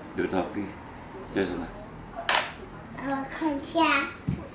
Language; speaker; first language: Chinese; non-native, local second language; Min Nan Chinese